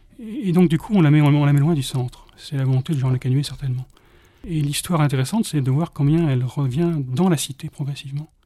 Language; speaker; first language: French; native; French